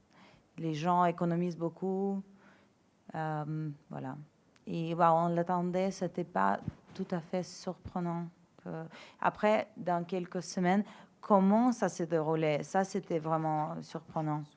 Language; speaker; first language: French; non-native, fluent; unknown